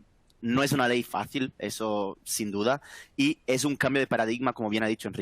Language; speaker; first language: Spanish; native; Spanish